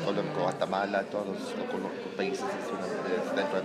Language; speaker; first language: Spanish; non-native, learner; English